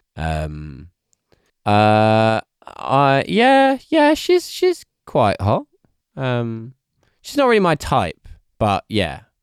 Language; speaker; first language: English; native; English